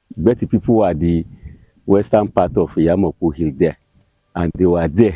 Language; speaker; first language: English; non-native, local second language; Yoruba